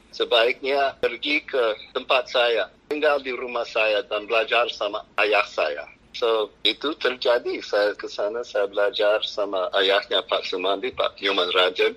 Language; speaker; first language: Indonesian; non-native, fluent; English